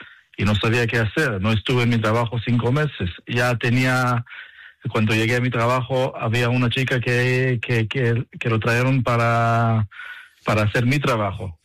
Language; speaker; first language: Spanish; non-native, fluent; Hebrew